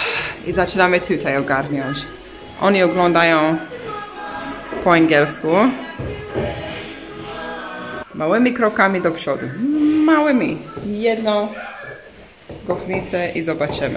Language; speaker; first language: Polish; early bilingual, heritage; English